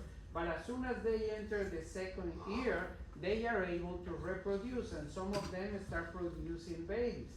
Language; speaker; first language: English; non-native, fluent; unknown